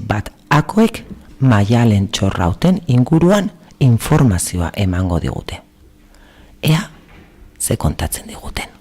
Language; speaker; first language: Basque; native; Basque